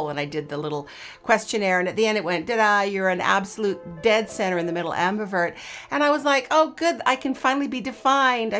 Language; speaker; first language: English; native; English